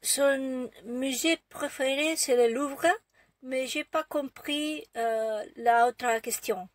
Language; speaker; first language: French; non-native, learner; Catalan